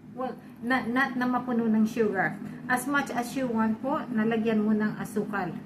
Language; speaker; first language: Filipino; native; Filipino